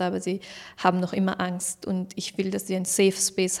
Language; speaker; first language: German; non-native, fluent; Persian